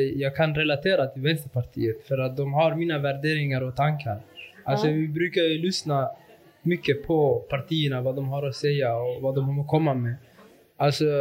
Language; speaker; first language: Swedish; native; Swedish